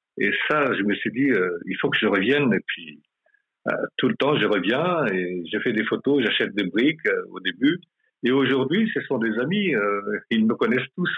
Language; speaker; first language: French; non-native, local second language; Malagasy